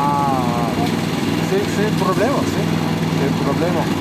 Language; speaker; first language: Spanish; non-native, learner; English